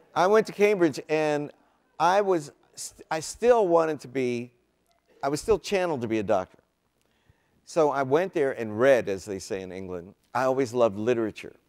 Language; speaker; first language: English; native; English